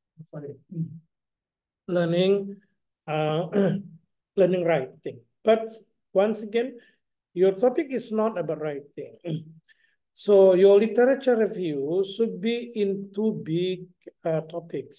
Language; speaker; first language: English; non-native, fluent; Indonesian